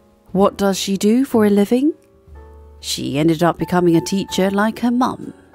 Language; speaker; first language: English; non-native, fluent; Korean